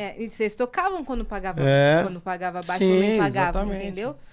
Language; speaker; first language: Portuguese; native; Portuguese